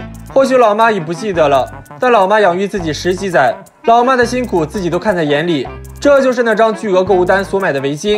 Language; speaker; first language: Chinese; native; Chinese